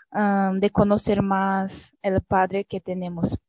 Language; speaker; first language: Spanish; non-native, fluent; Portuguese